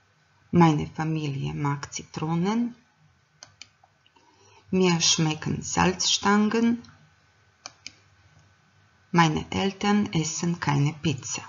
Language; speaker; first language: German; non-native, fluent; Croatian